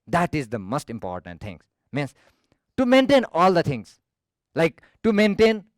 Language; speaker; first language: English; non-native, local second language; Nepali